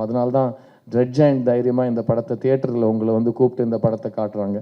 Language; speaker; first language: Tamil; native; Tamil